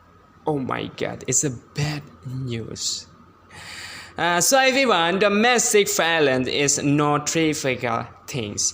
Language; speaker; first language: English; non-native, learner; Indonesian